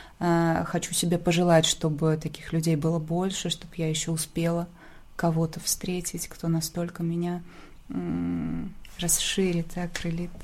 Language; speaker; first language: Russian; native; Russian